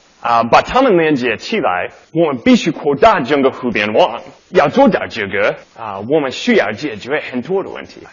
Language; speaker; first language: Chinese; non-native, learner; English